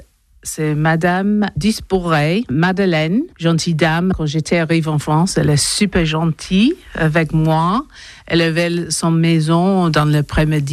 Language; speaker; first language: French; non-native, learner; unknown